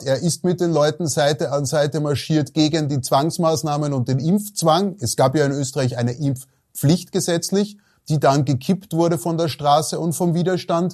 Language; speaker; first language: German; native; German